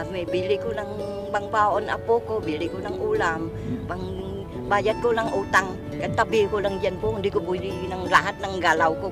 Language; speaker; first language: Filipino; non-native, learner; Vietnamese